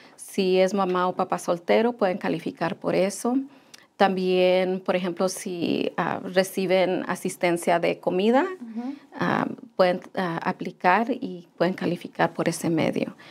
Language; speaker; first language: Spanish; early bilingual, heritage; Spanish